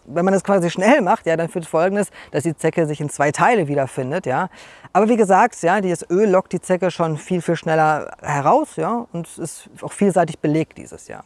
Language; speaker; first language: German; native; German